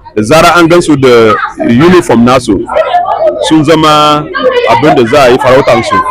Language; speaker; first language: Hausa; non-native, local second language; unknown